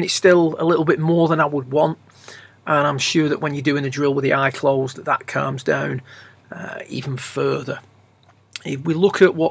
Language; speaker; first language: English; native; English